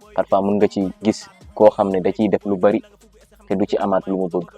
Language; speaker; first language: Wolof; non-native, local second language; Fula